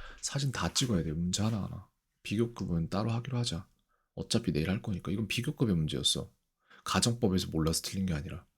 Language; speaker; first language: Korean; native; Korean